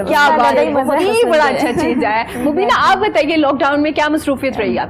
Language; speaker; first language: Urdu; native; Urdu